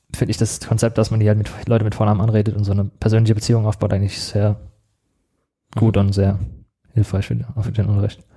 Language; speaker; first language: German; native; German